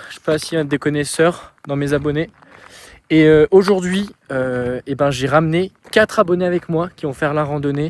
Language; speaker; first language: French; native; French